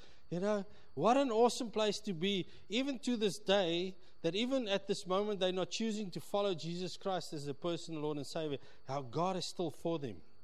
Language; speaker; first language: English; early bilingual, other home language; Afrikaans